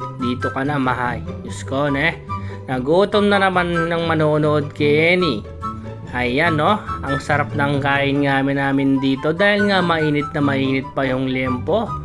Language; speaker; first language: Filipino; non-native, local second language; Pampanga